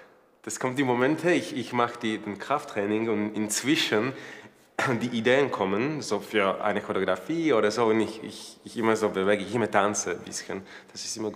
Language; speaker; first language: German; non-native, fluent; Slovak